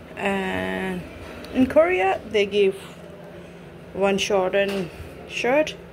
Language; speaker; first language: English; non-native, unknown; Korean